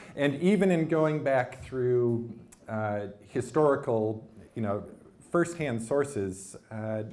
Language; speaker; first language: English; native; English